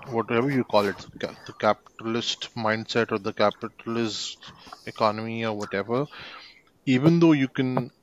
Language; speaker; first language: English; non-native, local second language; Hindi